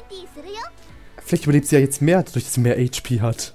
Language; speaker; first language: German; native; German